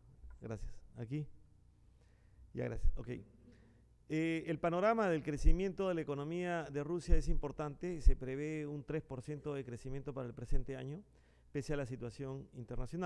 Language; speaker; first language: Spanish; native; Spanish